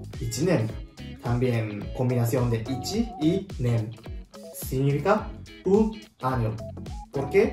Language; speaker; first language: Spanish; non-native, learner; Japanese